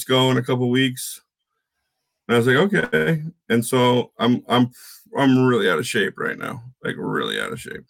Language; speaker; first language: English; native; English